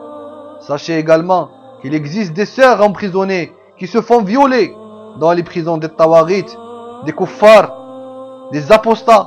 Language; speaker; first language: French; non-native, local second language; Arabic